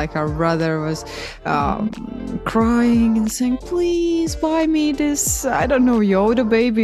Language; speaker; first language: English; non-native, fluent; Latvian